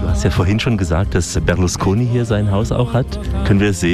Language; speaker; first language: German; native; German